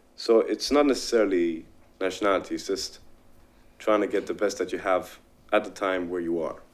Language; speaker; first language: English; non-native, fluent; Arabic